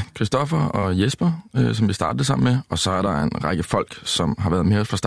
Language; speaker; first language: Danish; native; Danish